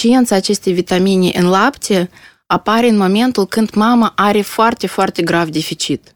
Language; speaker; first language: Romanian; non-native, local second language; Russian